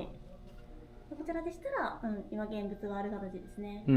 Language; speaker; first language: Japanese; native; Japanese